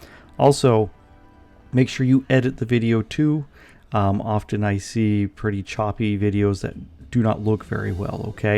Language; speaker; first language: English; native; English